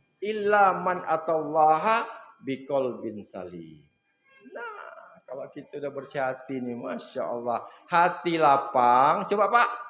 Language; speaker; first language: Malay; native; Malay